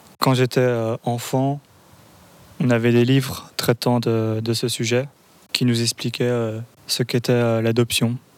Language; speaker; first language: French; native; French